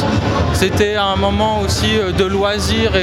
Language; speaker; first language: French; native; French